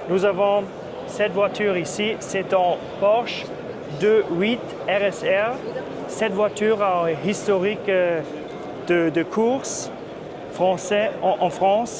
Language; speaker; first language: French; non-native, fluent; German